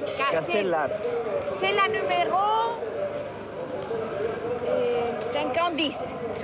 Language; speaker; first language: French; early bilingual, heritage; French